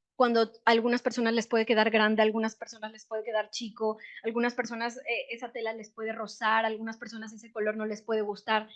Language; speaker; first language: Spanish; native; Spanish